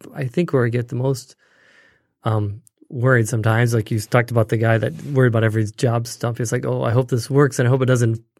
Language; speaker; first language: English; native; English